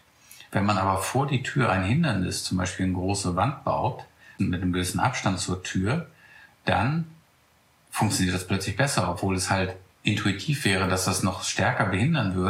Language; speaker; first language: German; native; German